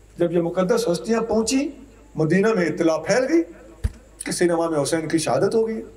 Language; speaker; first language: Urdu; non-native, local second language; Punjabi